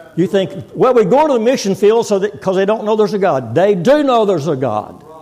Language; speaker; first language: English; native; English